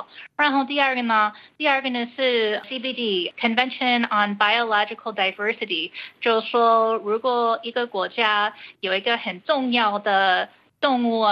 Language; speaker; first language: Chinese; early bilingual, heritage; Chinese